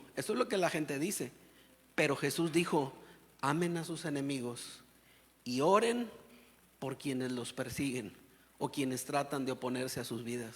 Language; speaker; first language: Spanish; native; Spanish